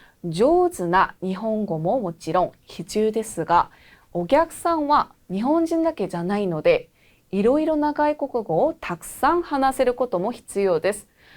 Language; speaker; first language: Japanese; non-native, fluent; Korean